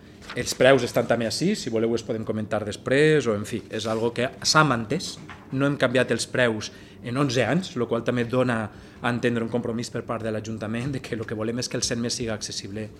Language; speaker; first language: Catalan; native; Catalan